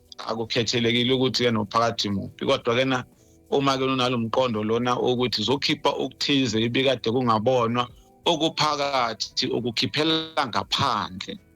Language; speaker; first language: Zulu; native; Zulu